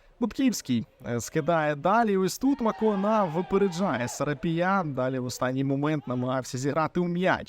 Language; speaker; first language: Ukrainian; native; Ukrainian